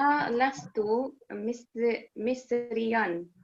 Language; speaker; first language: Arabic; non-native, learner; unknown